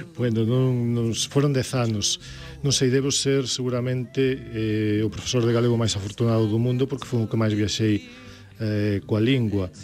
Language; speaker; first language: Galician; native; Galician